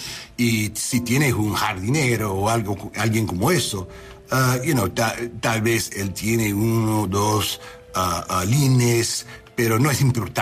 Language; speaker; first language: Spanish; non-native, learner; English